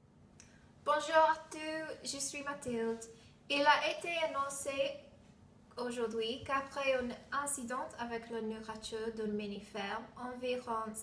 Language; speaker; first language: French; non-native, learner; English